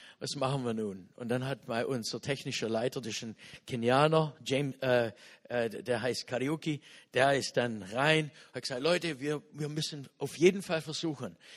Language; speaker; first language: German; non-native, fluent; English